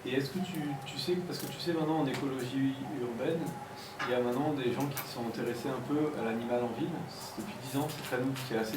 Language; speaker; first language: French; native; French